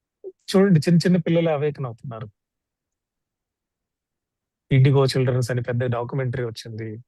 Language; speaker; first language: Telugu; native; Telugu